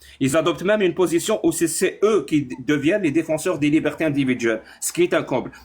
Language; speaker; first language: French; non-native, local second language; Arabic